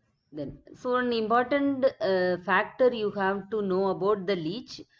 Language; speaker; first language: English; non-native, local second language; Tamil